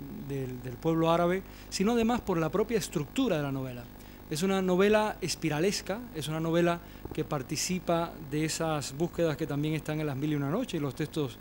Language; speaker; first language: Spanish; native; Spanish